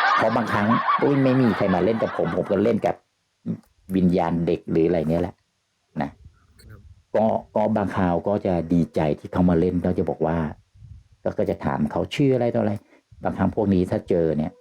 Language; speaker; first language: Thai; native; Thai